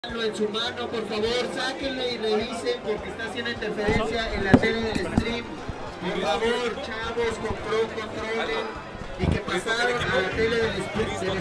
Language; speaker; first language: Spanish; native; Spanish